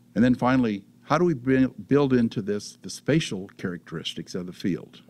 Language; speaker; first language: English; native; English